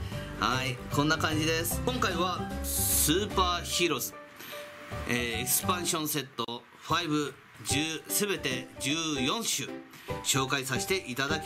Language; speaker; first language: Japanese; native; Japanese